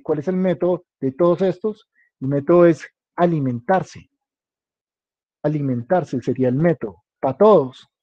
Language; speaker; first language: Spanish; native; Spanish